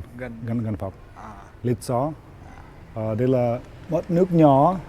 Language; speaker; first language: Vietnamese; non-native, learner; Lithuanian